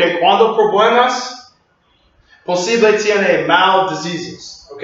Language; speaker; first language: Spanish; non-native, learner; English